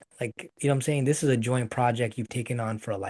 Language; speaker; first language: English; native; English